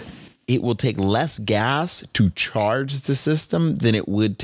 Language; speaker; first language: English; native; English